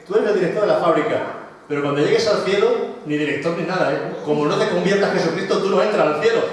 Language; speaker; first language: Spanish; native; Spanish